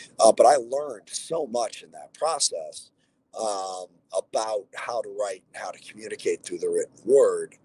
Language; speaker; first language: English; native; English